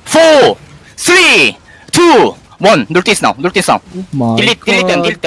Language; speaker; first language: English; non-native, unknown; Korean